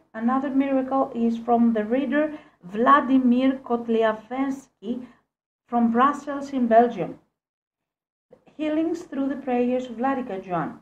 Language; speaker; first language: English; non-native, fluent; Greek